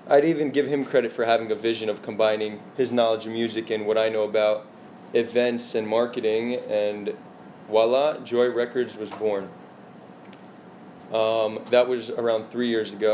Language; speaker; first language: English; native; English